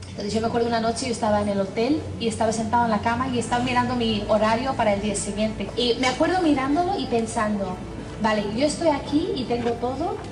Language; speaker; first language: Spanish; non-native, fluent; English